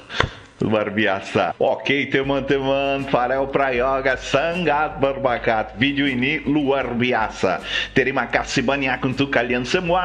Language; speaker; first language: Indonesian; non-native, fluent; Portuguese